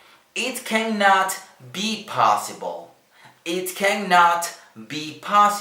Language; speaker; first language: English; non-native, learner; Spanish